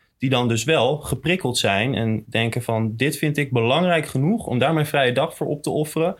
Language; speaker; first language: Dutch; native; Dutch